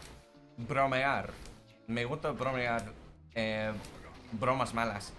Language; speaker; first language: Spanish; non-native, fluent; English